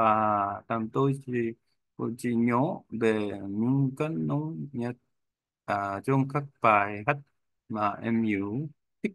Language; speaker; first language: Vietnamese; non-native, learner; Korean